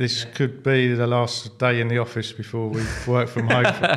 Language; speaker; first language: English; native; English